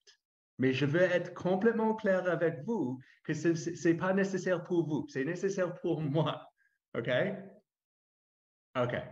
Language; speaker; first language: French; non-native, fluent; English